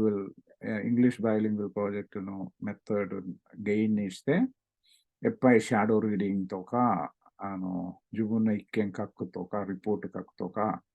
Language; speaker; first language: Japanese; non-native, learner; Malayalam